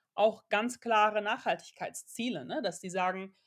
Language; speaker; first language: German; native; German